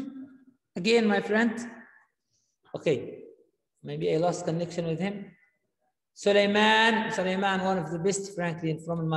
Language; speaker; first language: English; non-native, fluent; Arabic